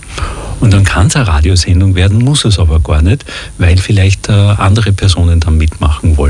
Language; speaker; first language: German; native; German